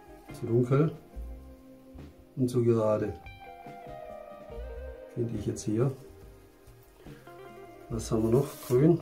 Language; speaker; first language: German; native; German